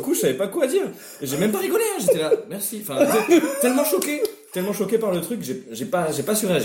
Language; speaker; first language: French; native; French